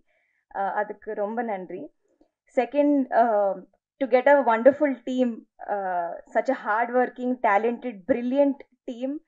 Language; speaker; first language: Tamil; non-native, learner; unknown